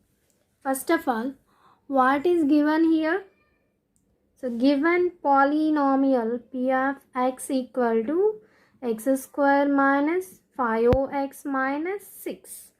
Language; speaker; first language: English; non-native, local second language; Telugu